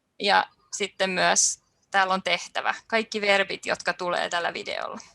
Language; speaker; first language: Finnish; native; Finnish